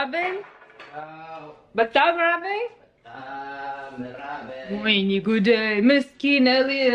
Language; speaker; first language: Amharic; non-native, learner; Arabic